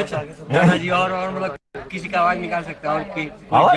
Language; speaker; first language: Hindi; non-native, local second language; Odia